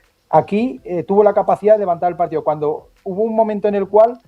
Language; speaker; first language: Spanish; native; Spanish